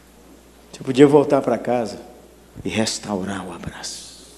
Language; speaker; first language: Portuguese; native; Portuguese